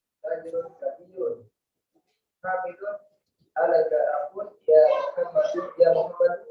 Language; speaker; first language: Arabic; non-native, learner; Indonesian